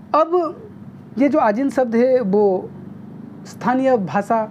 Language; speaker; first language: Hindi; non-native, local second language; Nepali